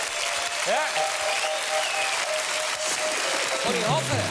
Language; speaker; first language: German; native; German